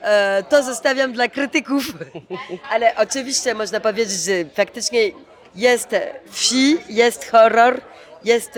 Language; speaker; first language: Polish; early bilingual, heritage; Polish